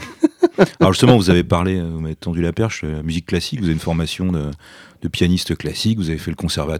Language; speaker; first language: French; native; French